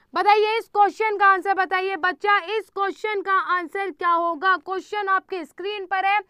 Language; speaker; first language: Hindi; native; Hindi